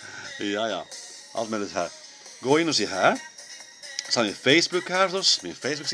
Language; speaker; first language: Swedish; native; Swedish